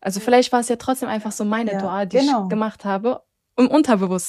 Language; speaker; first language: German; early bilingual, other home language; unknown